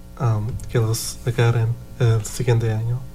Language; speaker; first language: Spanish; early bilingual, heritage; Spanish